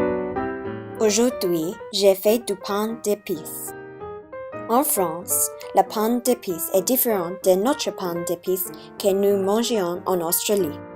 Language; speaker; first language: French; non-native, learner; English